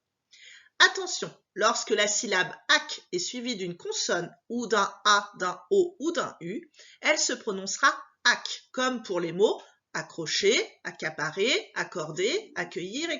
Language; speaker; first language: French; native; French